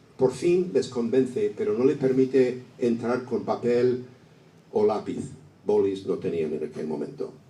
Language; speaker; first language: Spanish; non-native, fluent; English